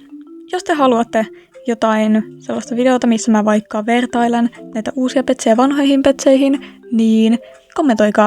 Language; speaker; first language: Finnish; native; Finnish